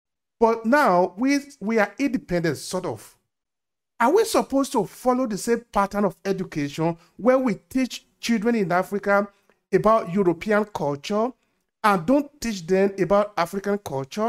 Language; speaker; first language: English; non-native, local second language; Bini